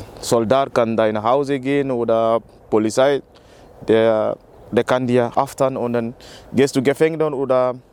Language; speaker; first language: German; non-native, learner; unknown